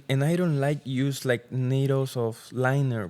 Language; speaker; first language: English; non-native, learner; Spanish